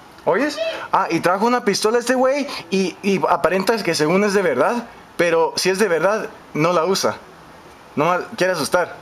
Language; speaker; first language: Spanish; native; Spanish